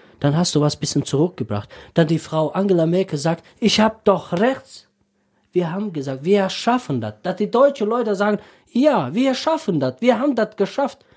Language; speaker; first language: German; non-native, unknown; Tajik